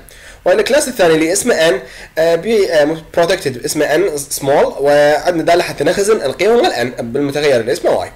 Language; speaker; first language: Arabic; native; Arabic